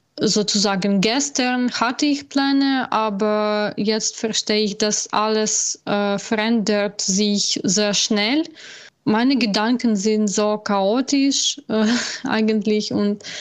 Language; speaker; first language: German; non-native, learner; Ukrainian